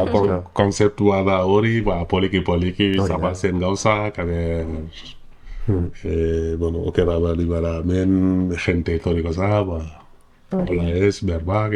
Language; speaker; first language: Basque; non-native, learner; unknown